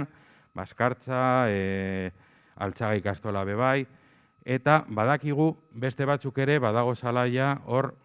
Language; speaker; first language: Basque; native; Basque